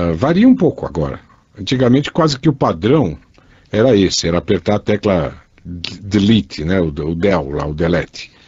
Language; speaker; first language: Portuguese; native; Portuguese